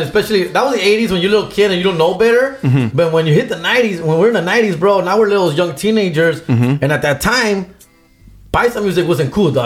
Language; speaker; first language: English; native; English